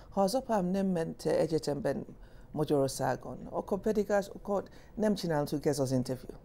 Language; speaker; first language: Hungarian; early bilingual, heritage; English